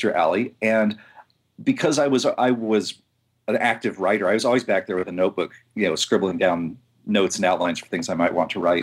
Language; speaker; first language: English; native; English